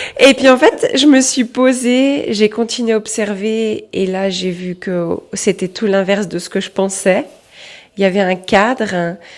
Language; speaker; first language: French; native; French